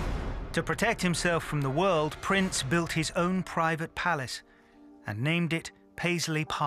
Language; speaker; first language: English; native; English